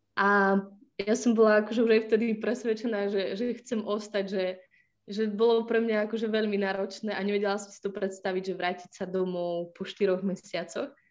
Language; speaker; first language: Slovak; native; Slovak